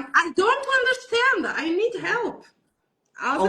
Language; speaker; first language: English; non-native, learner; Portuguese